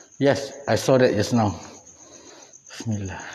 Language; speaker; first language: English; non-native, local second language; Malay